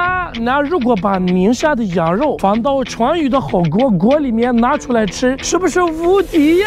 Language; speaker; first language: Chinese; non-native, fluent; Arabic